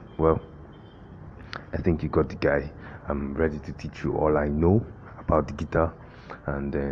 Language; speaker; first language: English; non-native, local second language; Igbo